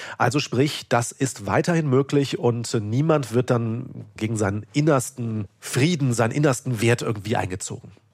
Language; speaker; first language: German; native; German